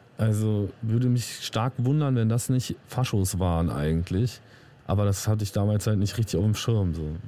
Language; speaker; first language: German; native; German